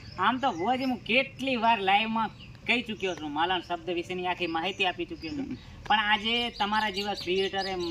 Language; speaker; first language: Gujarati; native; Gujarati